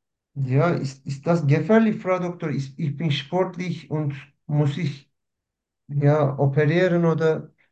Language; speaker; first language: German; non-native, learner; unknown